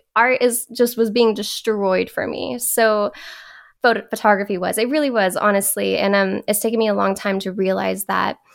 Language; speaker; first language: English; native; English